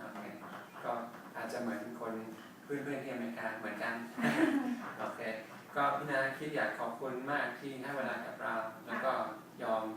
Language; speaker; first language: Thai; non-native, fluent; English